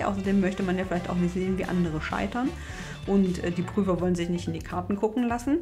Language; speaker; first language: German; native; German